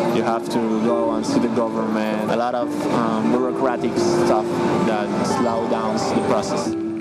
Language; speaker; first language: English; non-native, learner; Spanish